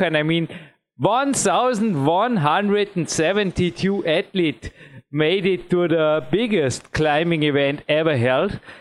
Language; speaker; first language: English; non-native, fluent; German